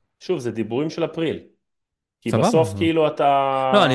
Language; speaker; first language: Hebrew; native; Hebrew